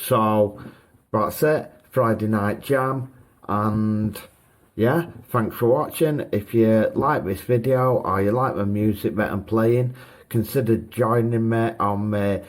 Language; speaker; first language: English; native; English